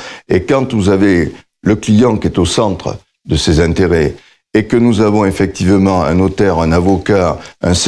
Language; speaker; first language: French; native; French